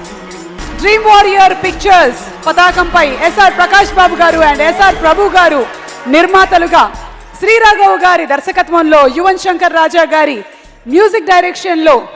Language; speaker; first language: Telugu; native; Telugu